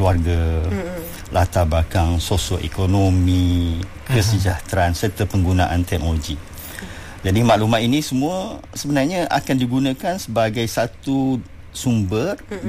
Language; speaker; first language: Malay; native; Malay